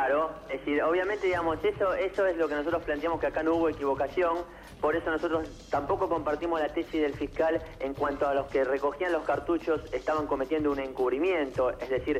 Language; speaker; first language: Spanish; native; Spanish